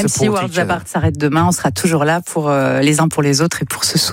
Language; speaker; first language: French; native; French